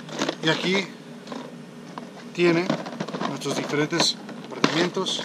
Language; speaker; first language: Spanish; early bilingual, heritage; Spanish